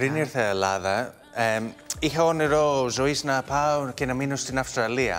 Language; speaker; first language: Greek; non-native, learner; English